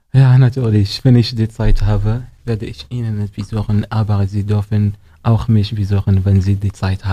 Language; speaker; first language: German; non-native, learner; Arabic